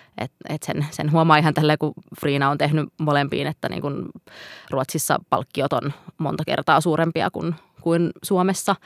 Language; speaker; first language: Finnish; non-native, local second language; Swedish